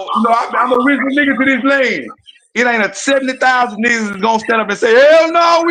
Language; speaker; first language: English; native; English